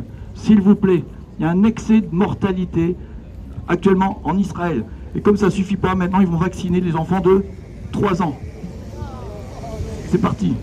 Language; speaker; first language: French; native; French